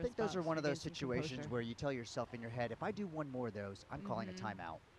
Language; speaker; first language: English; native; English